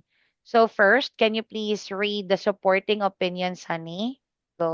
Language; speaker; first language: English; non-native, fluent; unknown